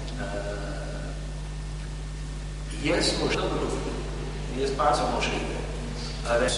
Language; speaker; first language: Polish; non-native, learner; English